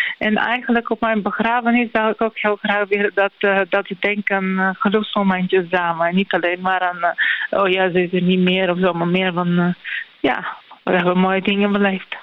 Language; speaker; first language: Dutch; non-native, fluent; Bulgarian